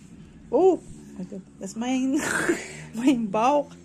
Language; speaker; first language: English; non-native, fluent; Filipino